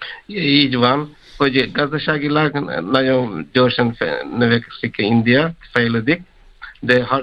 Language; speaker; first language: Hungarian; non-native, fluent; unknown